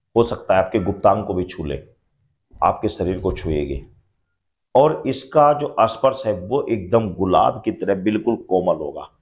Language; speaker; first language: Hindi; native; Hindi